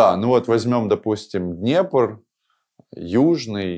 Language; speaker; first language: Russian; native; Russian